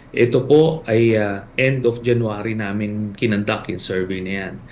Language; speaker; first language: Filipino; native; Filipino